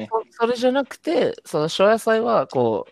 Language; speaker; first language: Japanese; native; Japanese